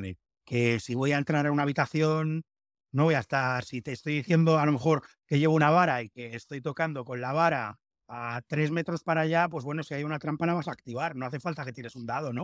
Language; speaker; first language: Spanish; native; Spanish